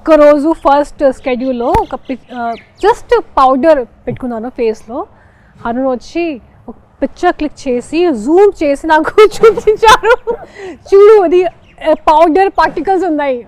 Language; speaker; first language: Telugu; non-native, learner; Hindi